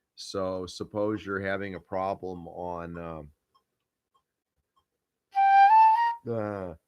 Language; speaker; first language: English; native; English